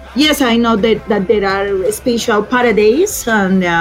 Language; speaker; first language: English; non-native, fluent; Spanish